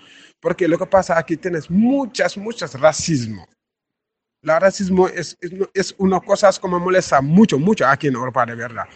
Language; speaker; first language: Spanish; non-native, learner; Wolof